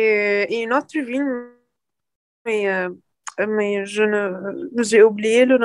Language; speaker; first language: French; non-native, learner; Arabic